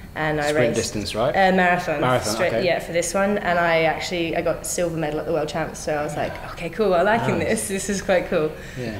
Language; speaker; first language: English; native; English